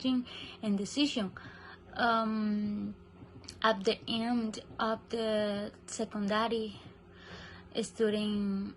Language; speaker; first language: English; non-native, learner; Spanish